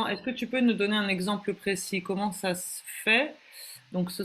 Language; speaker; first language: French; native; French